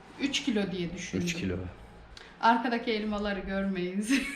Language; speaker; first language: Turkish; native; Turkish